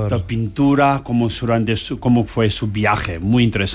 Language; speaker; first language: Spanish; non-native, learner; Tibetan